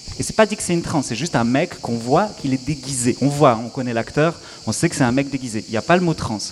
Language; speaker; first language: French; native; French